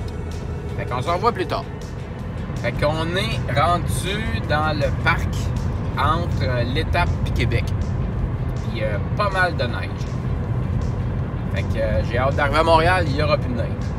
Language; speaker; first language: French; native; French